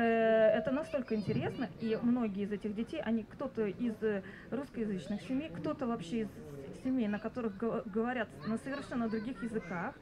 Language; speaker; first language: Russian; non-native, fluent; Estonian